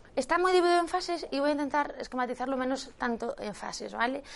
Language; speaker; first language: Spanish; native; Spanish